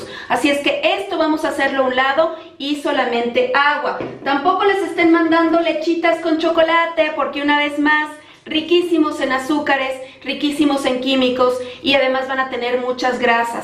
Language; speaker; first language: Spanish; native; Spanish